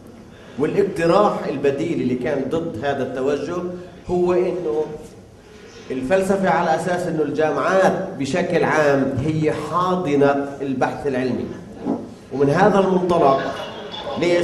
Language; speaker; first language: Arabic; native; Arabic